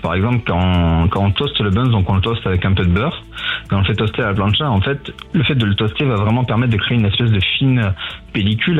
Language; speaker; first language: French; native; French